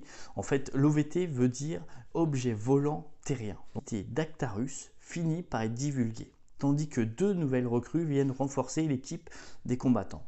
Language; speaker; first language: French; native; French